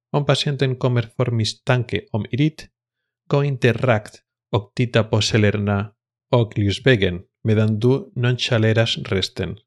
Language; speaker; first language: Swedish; non-native, fluent; Spanish